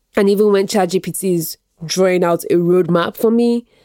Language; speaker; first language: English; non-native, local second language; Yoruba